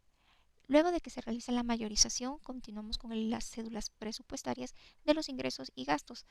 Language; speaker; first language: Spanish; native; Spanish